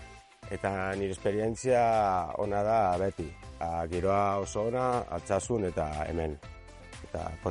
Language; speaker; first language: Basque; non-native, local second language; Spanish